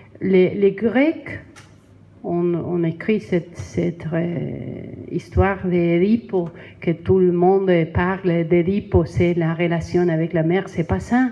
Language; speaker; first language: French; non-native, learner; Spanish